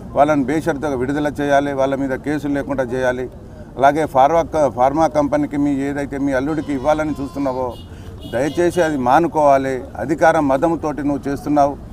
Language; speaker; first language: Telugu; non-native, local second language; Lambadi